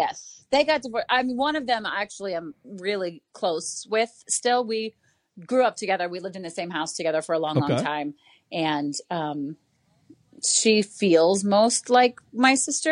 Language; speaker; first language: English; native; English